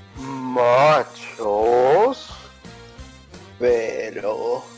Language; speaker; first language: Spanish; native; Spanish